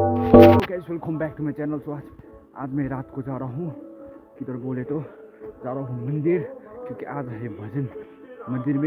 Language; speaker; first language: Hindi; non-native, local second language; Nepali